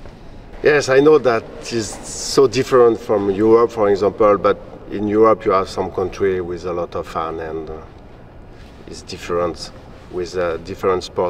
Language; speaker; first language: English; non-native, fluent; French